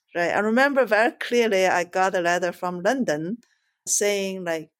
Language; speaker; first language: English; non-native, fluent; Chinese